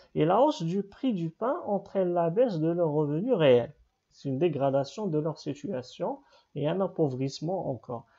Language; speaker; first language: French; non-native, local second language; Arabic